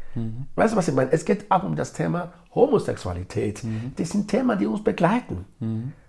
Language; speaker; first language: German; non-native, fluent; Bini